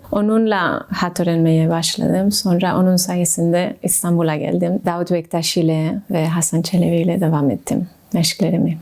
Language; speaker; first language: Turkish; non-native, fluent; English